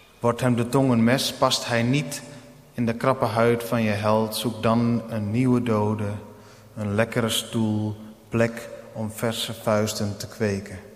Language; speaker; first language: Dutch; non-native, local second language; Western Frisian